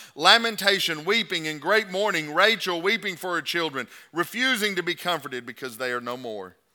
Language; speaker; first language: English; native; English